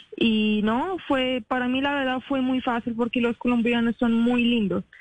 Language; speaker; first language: Spanish; non-native, learner; Arabic